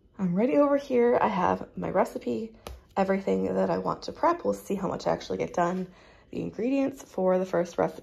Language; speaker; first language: English; native; English